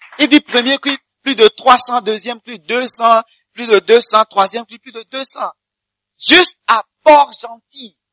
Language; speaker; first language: French; non-native, fluent; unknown